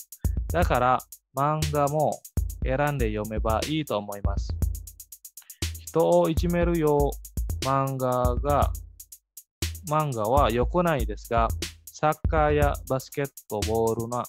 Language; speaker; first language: Japanese; non-native, fluent; Indonesian